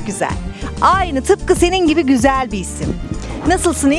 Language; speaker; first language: Turkish; native; Turkish